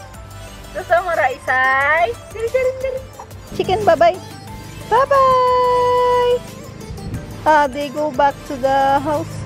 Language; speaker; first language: English; non-native, learner; Filipino